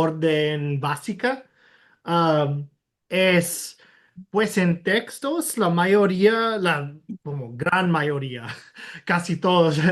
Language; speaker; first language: Spanish; non-native, learner; English